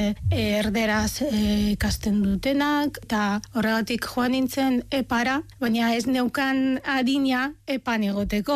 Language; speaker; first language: Basque; non-native, fluent; Arabic